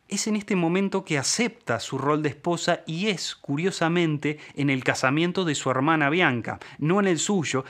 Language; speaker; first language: Spanish; native; Spanish